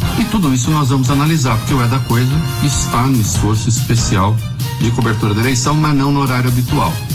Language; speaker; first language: Portuguese; native; Portuguese